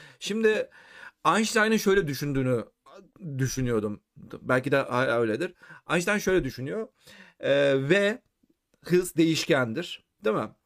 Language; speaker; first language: Turkish; native; Turkish